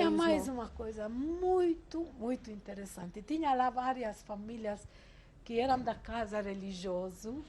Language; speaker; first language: Portuguese; non-native, fluent; Hungarian